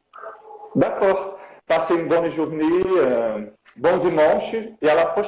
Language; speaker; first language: French; non-native, fluent; Portuguese